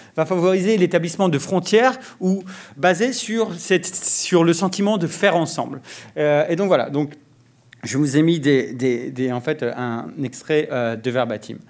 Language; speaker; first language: French; native; French